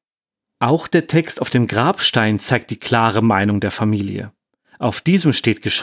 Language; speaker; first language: German; native; German